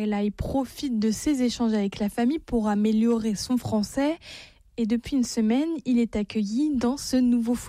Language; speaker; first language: French; native; French